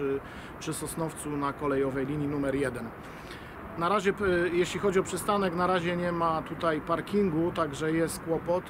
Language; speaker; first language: Polish; native; Polish